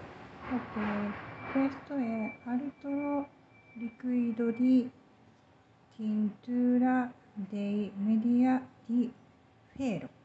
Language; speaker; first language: Italian; non-native, learner; Japanese